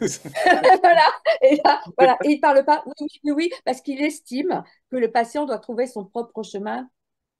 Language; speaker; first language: French; native; French